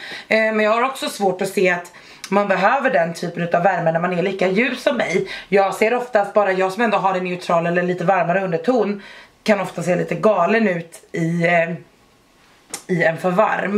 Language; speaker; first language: Swedish; native; Swedish